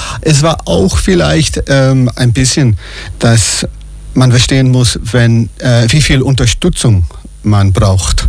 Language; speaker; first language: German; non-native, fluent; English